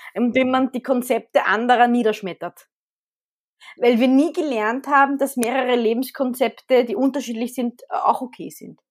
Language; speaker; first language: German; early bilingual, other home language; Arabic